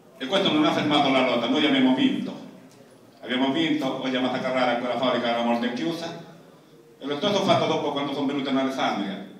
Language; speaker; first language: Italian; non-native, fluent; Spanish